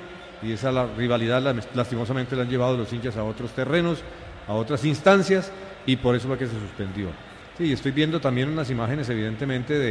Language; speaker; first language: Spanish; native; Spanish